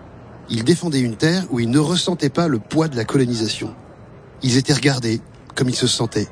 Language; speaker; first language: French; native; French